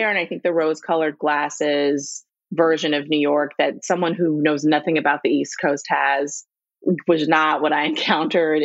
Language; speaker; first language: English; native; English